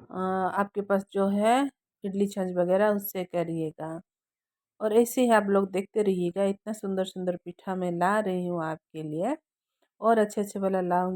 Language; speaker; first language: Hindi; non-native, local second language; Odia